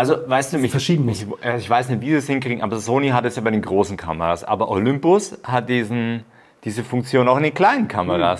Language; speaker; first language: German; native; German